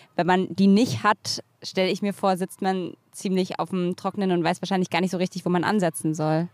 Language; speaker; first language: German; native; German